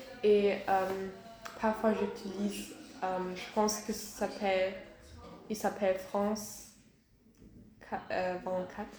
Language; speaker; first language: French; non-native, learner; German